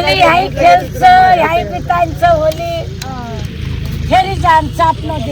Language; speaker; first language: Nepali; non-native, learner; Hindi